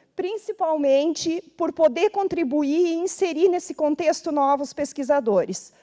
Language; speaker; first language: Portuguese; native; Portuguese